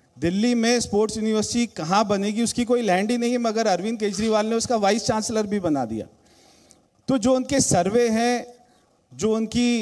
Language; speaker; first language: Hindi; native; Hindi